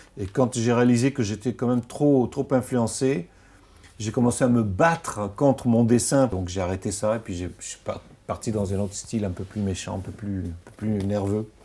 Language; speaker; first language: French; non-native, local second language; Arabic